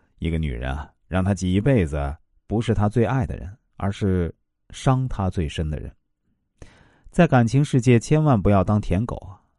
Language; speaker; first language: Chinese; native; Chinese